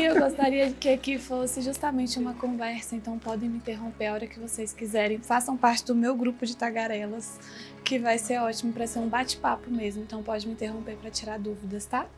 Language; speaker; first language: Portuguese; native; Portuguese